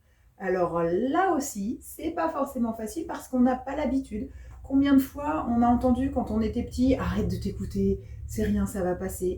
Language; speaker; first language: French; native; French